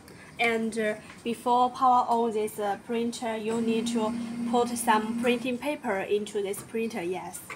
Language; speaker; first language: English; non-native, learner; Chinese